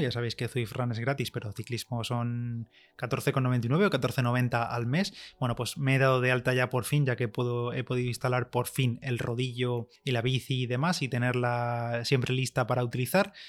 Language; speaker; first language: Spanish; native; Spanish